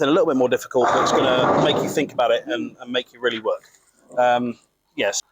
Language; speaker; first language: English; native; English